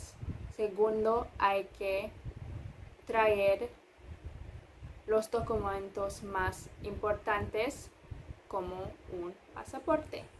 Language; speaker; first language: Spanish; non-native, fluent; English